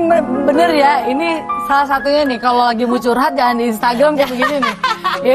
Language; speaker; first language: Indonesian; native; Indonesian